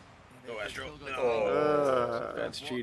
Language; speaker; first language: English; native; English